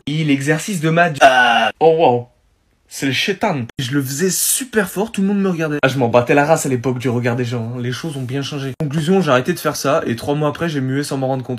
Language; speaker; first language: French; native; French